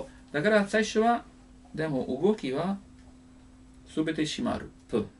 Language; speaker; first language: Japanese; non-native, learner; Italian